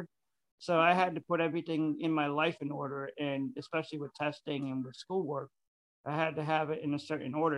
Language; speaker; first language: English; early bilingual, other home language; Spanish